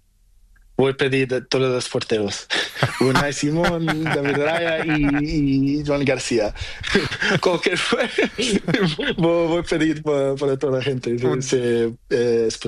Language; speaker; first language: Spanish; non-native, learner; Portuguese